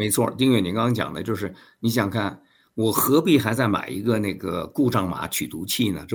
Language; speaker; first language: Chinese; native; Chinese